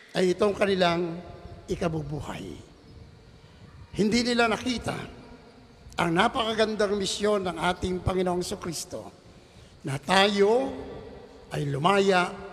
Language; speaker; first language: Filipino; native; Filipino